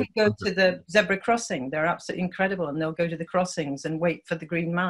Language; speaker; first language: English; native; English